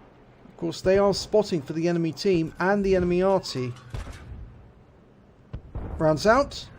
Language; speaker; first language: English; native; English